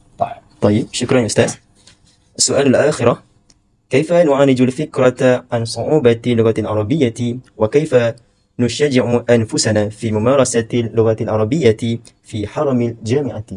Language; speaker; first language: Arabic; non-native, fluent; Malay